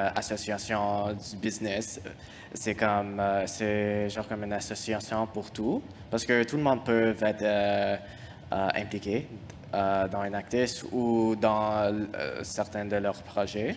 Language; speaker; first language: French; non-native, fluent; English